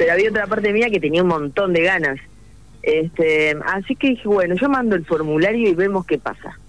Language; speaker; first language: Spanish; native; Spanish